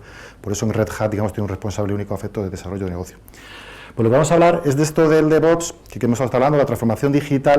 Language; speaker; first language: Spanish; native; Spanish